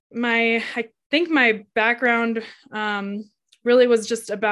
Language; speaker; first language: English; native; English